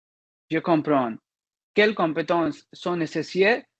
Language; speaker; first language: French; non-native, learner; Hindi